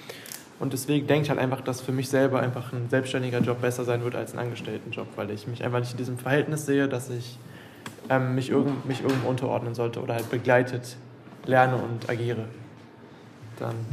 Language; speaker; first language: German; native; German